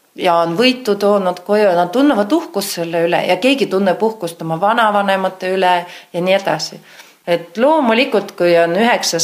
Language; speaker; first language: Estonian; non-native, local second language; Russian